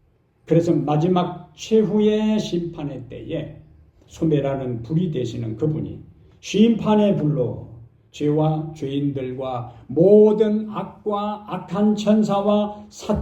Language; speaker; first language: Korean; native; Korean